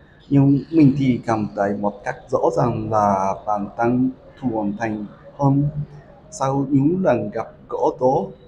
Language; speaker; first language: Vietnamese; non-native, learner; Japanese